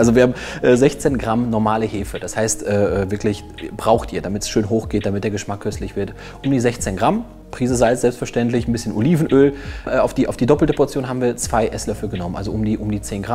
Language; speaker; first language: German; native; German